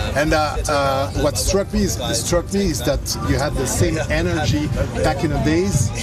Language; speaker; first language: English; non-native, fluent; French